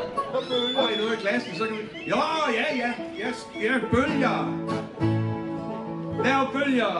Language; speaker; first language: Danish; native; Danish